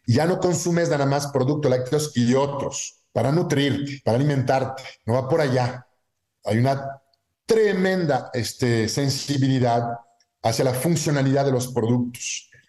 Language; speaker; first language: Spanish; non-native, fluent; French